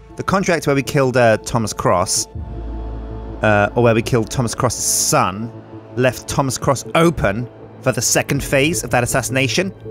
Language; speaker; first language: English; native; English